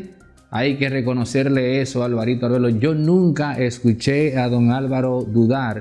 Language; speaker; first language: Spanish; native; Spanish